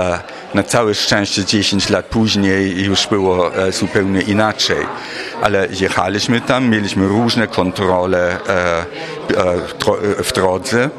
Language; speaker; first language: Polish; non-native, fluent; German